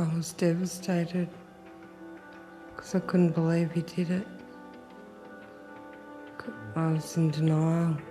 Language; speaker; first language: English; native; English